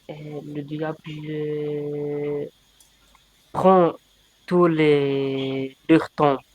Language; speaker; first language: French; non-native, learner; Arabic